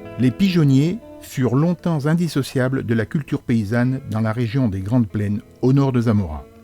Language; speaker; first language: French; native; French